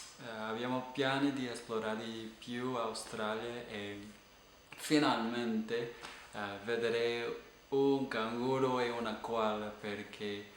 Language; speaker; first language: Italian; non-native, fluent; English